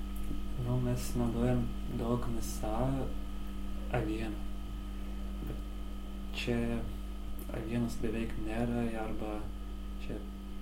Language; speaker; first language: Lithuanian; non-native, learner; Azerbaijani